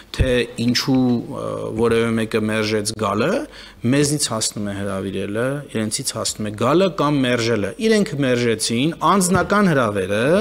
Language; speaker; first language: Armenian; early bilingual, heritage; Armenian